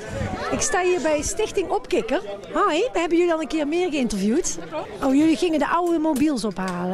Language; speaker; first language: Dutch; native; Dutch